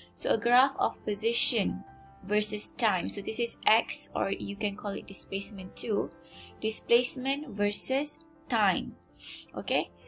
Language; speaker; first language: English; non-native, local second language; Malay